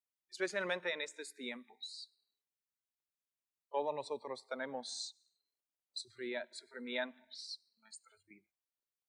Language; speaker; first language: Spanish; non-native, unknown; English